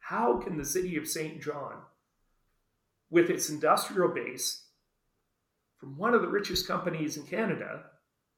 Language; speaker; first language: English; native; English